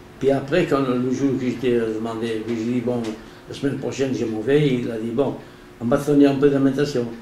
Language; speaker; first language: French; non-native, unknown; Portuguese